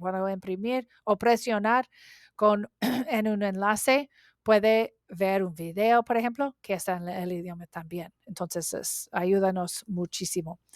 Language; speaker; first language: Spanish; non-native, learner; English